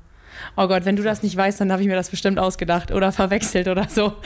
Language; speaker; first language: German; native; German